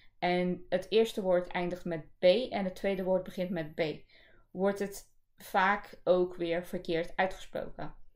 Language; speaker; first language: Dutch; early bilingual, other home language; Urdu